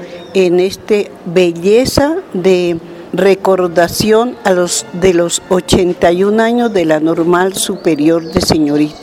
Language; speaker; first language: Spanish; native; Spanish